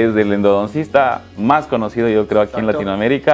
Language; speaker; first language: Spanish; native; Spanish